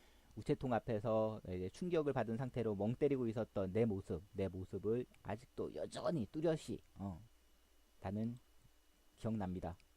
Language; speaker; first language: Korean; native; Korean